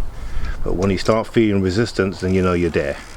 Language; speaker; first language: English; native; English